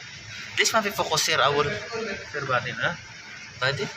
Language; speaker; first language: Arabic; non-native, learner; Filipino